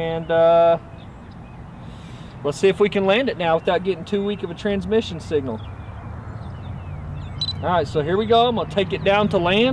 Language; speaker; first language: English; native; English